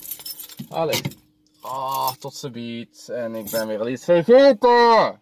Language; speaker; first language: Dutch; native; Dutch